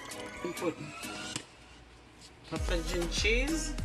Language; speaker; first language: English; non-native, learner; Haitian Creole